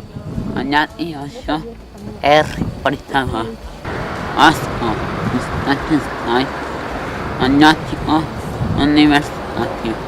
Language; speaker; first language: Basque; non-native, learner; Spanish